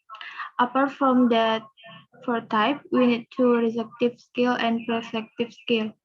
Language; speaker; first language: English; non-native, learner; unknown